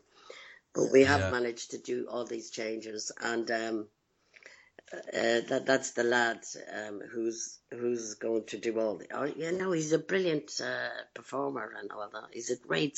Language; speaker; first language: English; native; English